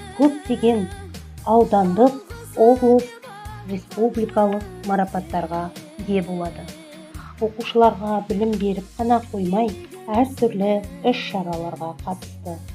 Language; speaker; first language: Kazakh; non-native, local second language; Uyghur